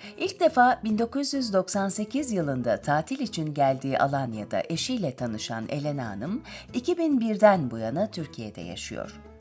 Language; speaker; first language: Turkish; native; Turkish